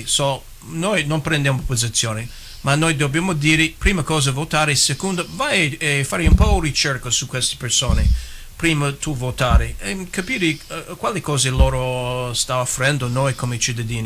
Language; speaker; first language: Italian; early bilingual, heritage; English